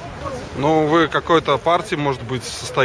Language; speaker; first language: Russian; native; Russian